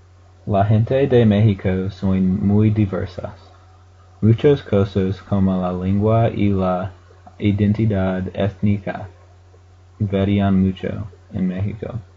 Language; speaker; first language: Spanish; non-native, learner; English